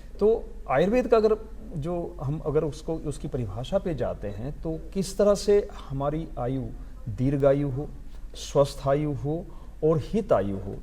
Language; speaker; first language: Hindi; native; Hindi